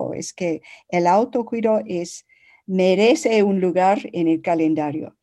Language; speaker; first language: Spanish; non-native, fluent; English